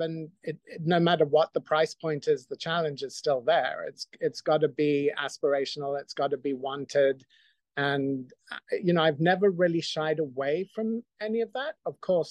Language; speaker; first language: English; native; English